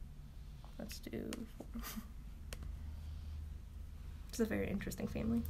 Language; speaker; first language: English; early bilingual, other home language; Arabic